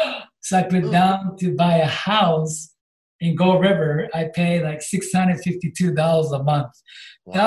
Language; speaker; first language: English; non-native, fluent; Japanese